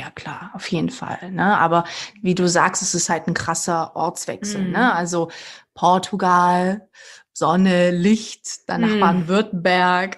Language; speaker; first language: German; early bilingual, other home language; Portuguese